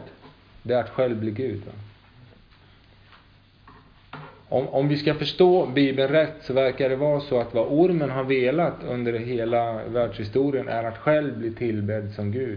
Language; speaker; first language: Swedish; native; Swedish